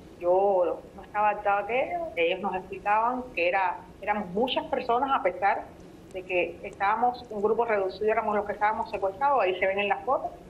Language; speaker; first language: Spanish; native; Spanish